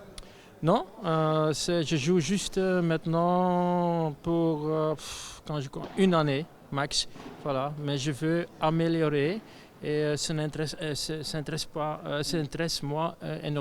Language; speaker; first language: French; non-native, learner; Dutch